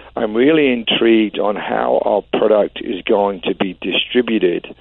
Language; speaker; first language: English; native; English